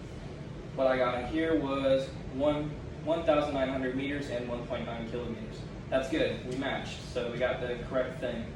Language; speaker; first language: English; native; English